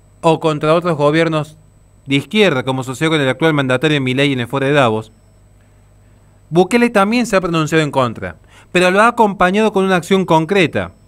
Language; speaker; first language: Spanish; native; Spanish